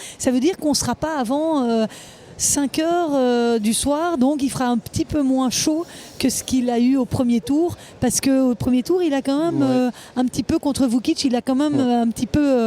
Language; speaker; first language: French; native; French